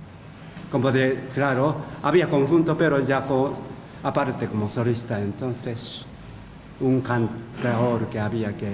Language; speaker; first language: Spanish; non-native, fluent; Japanese